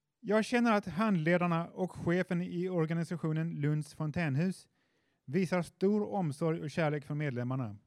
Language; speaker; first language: Swedish; native; Swedish